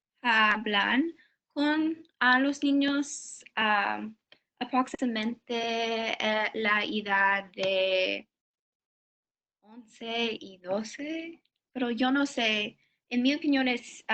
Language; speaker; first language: Spanish; non-native, learner; English